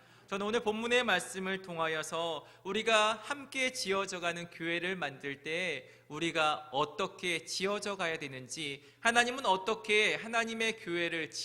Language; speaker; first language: Korean; native; Korean